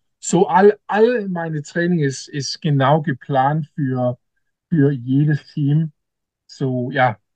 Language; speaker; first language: German; non-native, learner; Danish